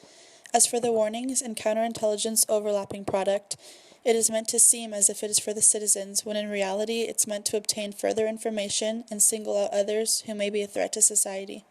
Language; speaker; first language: English; native; English